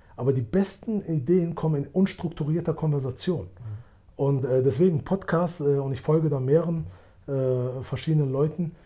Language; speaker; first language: German; early bilingual, other home language; Albanian